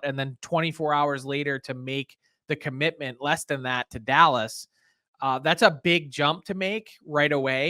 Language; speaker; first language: English; native; English